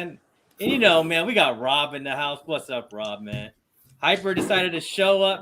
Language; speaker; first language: English; native; English